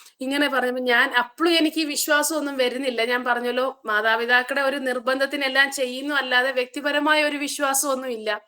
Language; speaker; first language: Malayalam; early bilingual, heritage; Malayalam